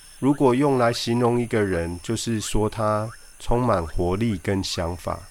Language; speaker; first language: Chinese; native; Chinese